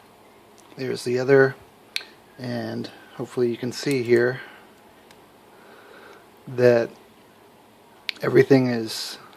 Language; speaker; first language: English; native; English